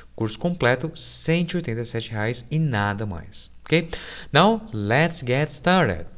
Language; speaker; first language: English; non-native, fluent; Portuguese